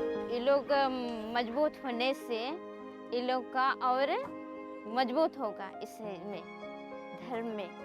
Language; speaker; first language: Hindi; non-native, local second language; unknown